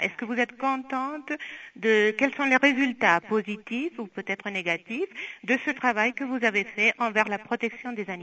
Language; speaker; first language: French; non-native, fluent; Spanish